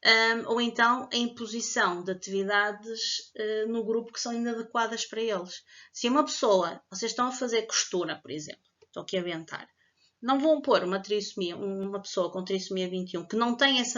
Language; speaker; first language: Portuguese; native; Portuguese